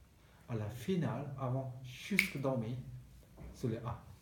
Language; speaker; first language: French; non-native, learner; Tibetan